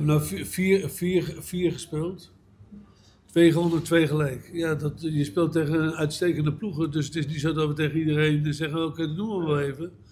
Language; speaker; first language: Dutch; native; Dutch